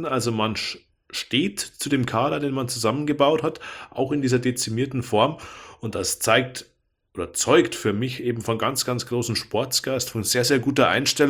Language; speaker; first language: German; native; German